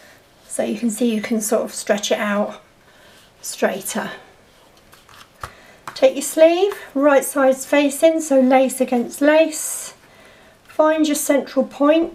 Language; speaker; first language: English; native; English